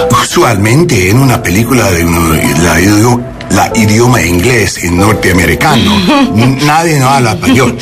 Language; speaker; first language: Spanish; non-native, learner; English